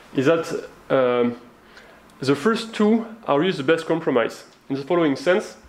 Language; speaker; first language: English; non-native, fluent; French